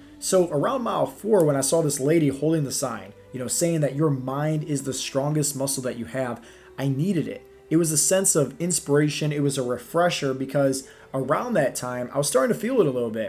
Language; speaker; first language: English; native; English